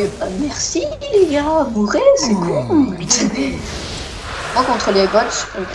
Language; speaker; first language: French; native; French